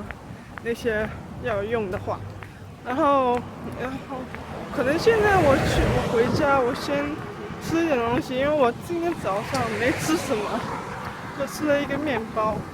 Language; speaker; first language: Chinese; early bilingual, heritage; Chinese